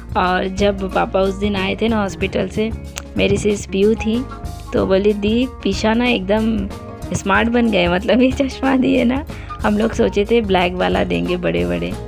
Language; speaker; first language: Hindi; non-native, local second language; Bangla